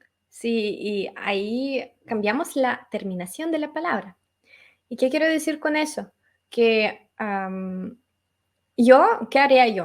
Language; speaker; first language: Spanish; non-native, fluent; Russian